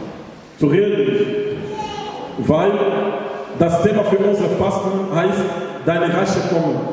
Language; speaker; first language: German; non-native, learner; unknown